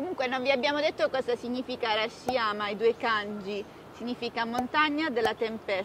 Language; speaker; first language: Italian; native; Italian